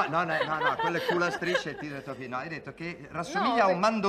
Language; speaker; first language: Italian; native; Italian